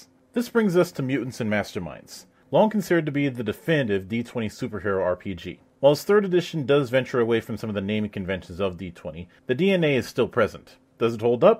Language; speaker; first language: English; native; English